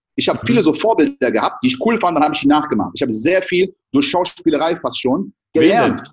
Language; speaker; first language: German; early bilingual, other home language; French